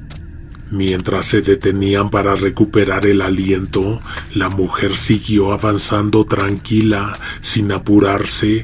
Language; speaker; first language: Spanish; native; Spanish